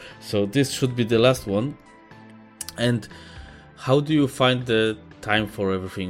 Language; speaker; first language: English; non-native, fluent; Polish